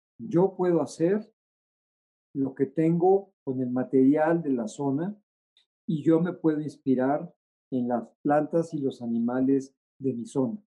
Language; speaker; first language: Spanish; native; Spanish